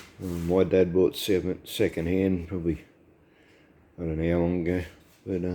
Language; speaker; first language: English; native; English